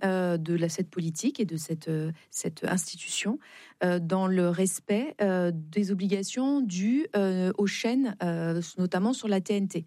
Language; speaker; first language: French; native; French